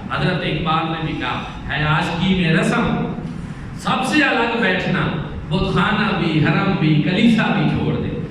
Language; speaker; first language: Urdu; non-native, local second language; Punjabi